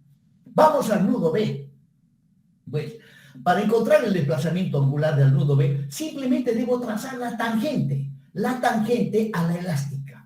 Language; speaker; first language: Spanish; native; Spanish